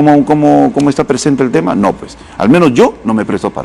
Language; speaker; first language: Spanish; native; Spanish